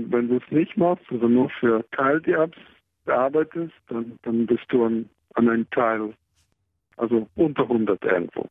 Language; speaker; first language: German; non-native, fluent; Hebrew